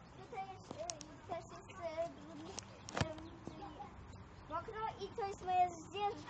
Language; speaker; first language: Polish; early bilingual, heritage; Polish